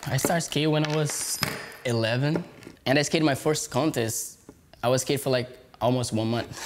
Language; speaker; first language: English; non-native, learner; Portuguese